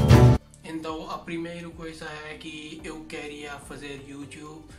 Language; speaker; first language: Portuguese; non-native, learner; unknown